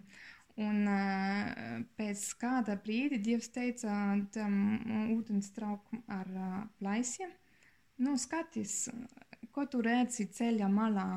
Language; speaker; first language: Latvian; non-native, learner; German